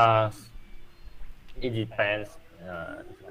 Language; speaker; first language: English; non-native, learner; Vietnamese